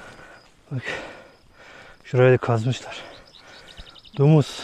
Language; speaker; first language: Turkish; non-native, fluent; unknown